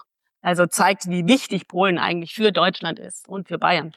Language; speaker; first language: German; native; German